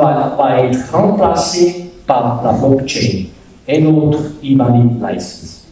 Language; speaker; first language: French; non-native, fluent; German